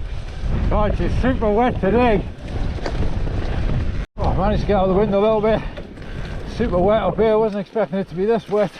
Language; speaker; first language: English; native; English